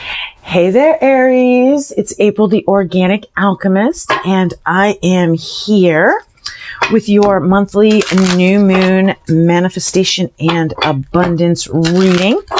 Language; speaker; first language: English; native; English